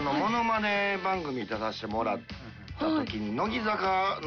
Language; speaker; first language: Japanese; native; Japanese